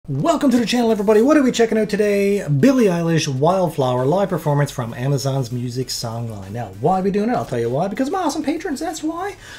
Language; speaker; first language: English; native; English